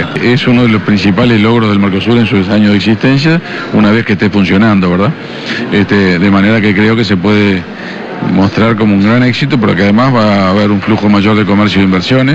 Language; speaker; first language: Spanish; native; Spanish